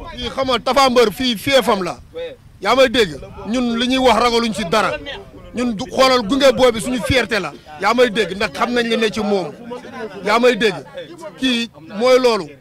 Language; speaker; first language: Wolof; non-native, local second language; Fula